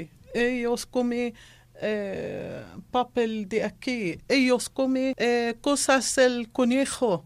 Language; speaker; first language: Spanish; non-native, learner; Arabic